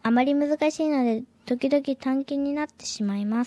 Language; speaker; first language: Japanese; early bilingual, heritage; Japanese